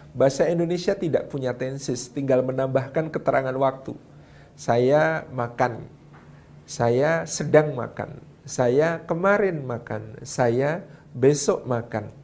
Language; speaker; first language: Indonesian; non-native, local second language; Javanese